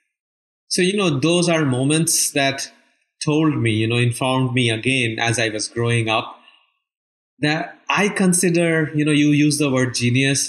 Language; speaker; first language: English; non-native, local second language; Bangla